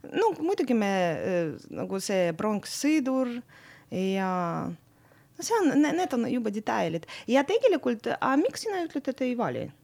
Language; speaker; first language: Estonian; non-native, local second language; Russian